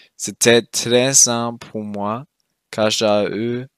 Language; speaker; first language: French; non-native, fluent; German